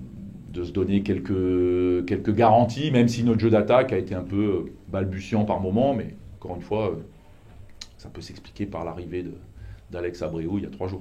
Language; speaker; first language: French; native; French